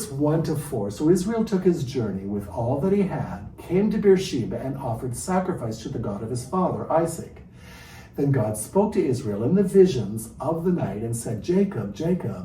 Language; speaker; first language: English; native; English